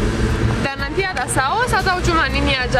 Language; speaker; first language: Indonesian; non-native, learner; Romanian